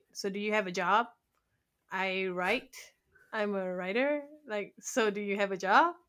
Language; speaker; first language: English; native; English